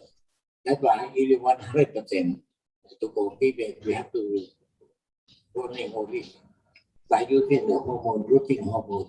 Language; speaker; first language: English; non-native, learner; Thai